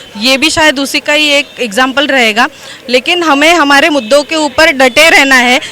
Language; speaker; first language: Hindi; non-native, local second language; Marathi